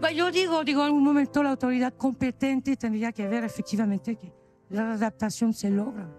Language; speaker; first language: Spanish; non-native, fluent; French